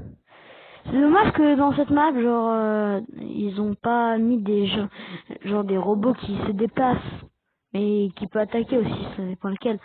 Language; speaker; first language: French; native; French